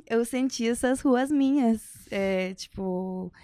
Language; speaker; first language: Portuguese; non-native, learner; Spanish